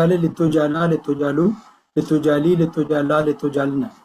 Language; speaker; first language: Arabic; non-native, learner; Urdu